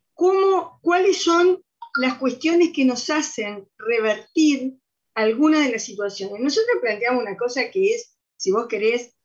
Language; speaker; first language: Spanish; native; Spanish